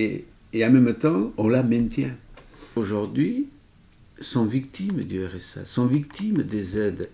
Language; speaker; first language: French; native; French